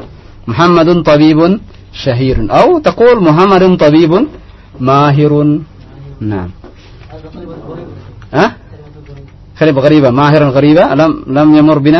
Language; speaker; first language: Arabic; non-native, fluent; Indonesian